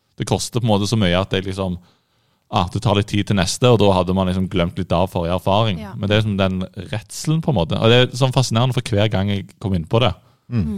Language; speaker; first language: Norwegian; native; Norwegian